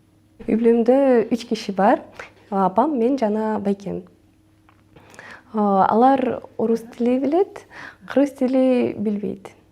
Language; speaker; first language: Kyrgyz; non-native, local second language; Russian